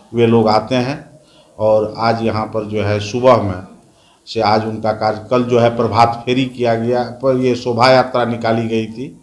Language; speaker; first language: Hindi; native; Hindi